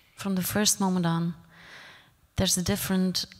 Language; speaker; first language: English; non-native, fluent; Dutch